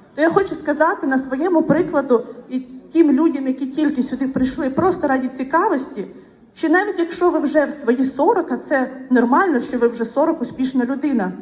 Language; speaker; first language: Ukrainian; non-native, local second language; Russian